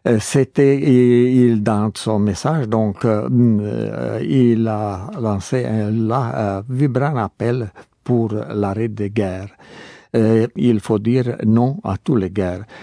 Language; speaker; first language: French; non-native, learner; Croatian